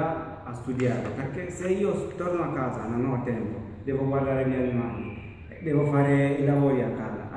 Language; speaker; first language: Italian; non-native, learner; Masai